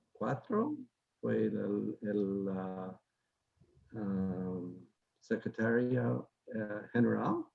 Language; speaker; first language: Spanish; non-native, learner; English